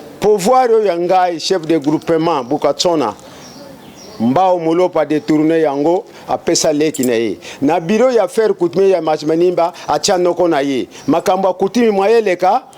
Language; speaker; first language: Lingala; non-native, local second language; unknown